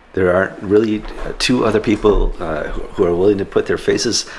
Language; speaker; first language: English; native; English